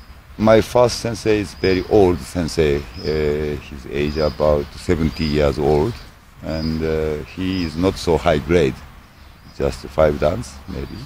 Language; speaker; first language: English; non-native, learner; Japanese